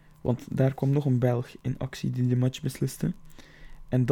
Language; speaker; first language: Dutch; native; Dutch